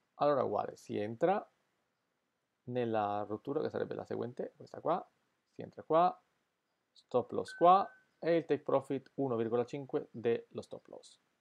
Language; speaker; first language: Italian; non-native, fluent; Spanish